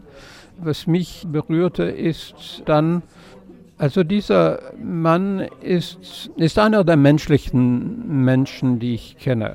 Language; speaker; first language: German; non-native, fluent; French